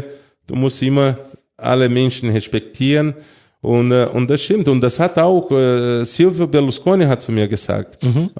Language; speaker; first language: German; non-native, fluent; Portuguese